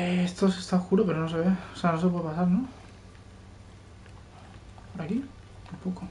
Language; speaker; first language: Spanish; native; Spanish